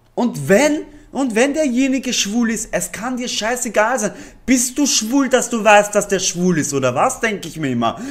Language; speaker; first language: German; native; German